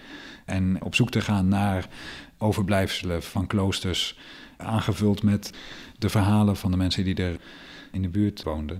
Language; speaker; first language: Dutch; native; Dutch